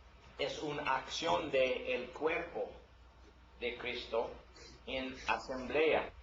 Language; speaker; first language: Spanish; non-native, learner; English